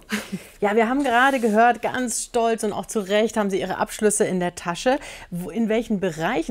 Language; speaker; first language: German; native; German